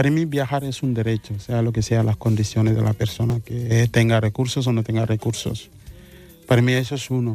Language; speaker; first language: Spanish; non-native, fluent; Mandingo